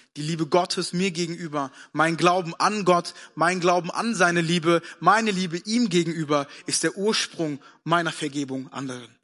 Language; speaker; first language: German; early bilingual, other home language; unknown